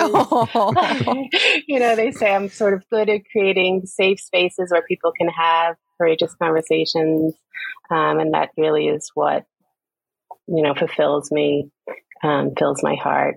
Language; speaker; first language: English; native; English